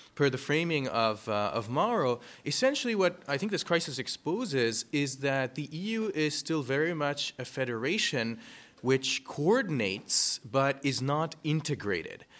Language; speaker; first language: English; early bilingual, other home language; German